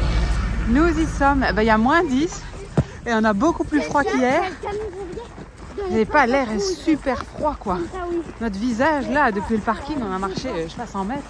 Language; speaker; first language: French; native; French